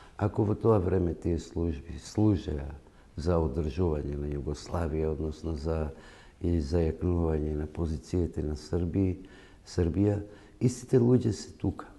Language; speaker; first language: Macedonian; non-native, local second language; Albanian